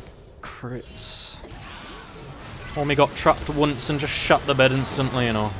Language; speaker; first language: English; native; English